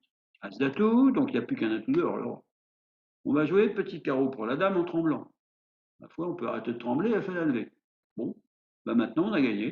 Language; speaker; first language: French; native; French